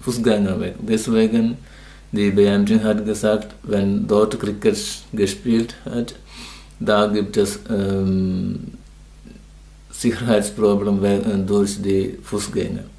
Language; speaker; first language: German; non-native, learner; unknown